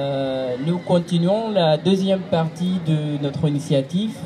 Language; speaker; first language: French; non-native, fluent; Arabic